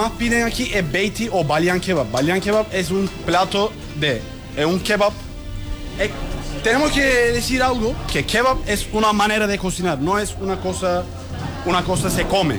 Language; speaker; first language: Spanish; non-native, learner; Turkish